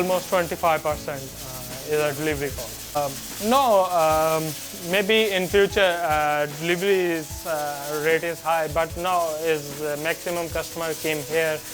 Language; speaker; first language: English; non-native, learner; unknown